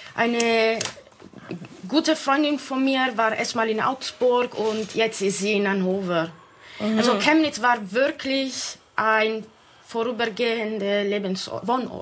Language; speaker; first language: German; non-native, fluent; Italian